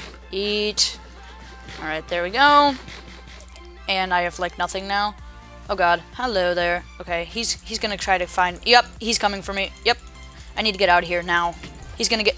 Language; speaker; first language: English; native; English